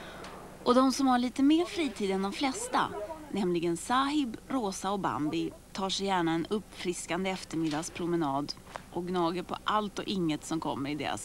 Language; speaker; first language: Swedish; native; Swedish